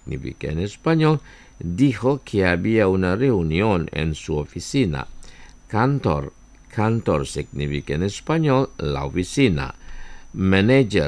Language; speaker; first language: Spanish; non-native, fluent; Indonesian